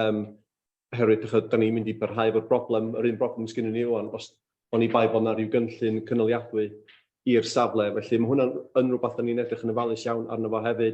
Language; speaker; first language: Welsh; native; Welsh